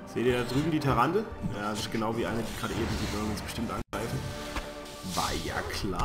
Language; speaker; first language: German; native; German